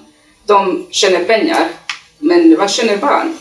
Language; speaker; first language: Swedish; non-native, learner; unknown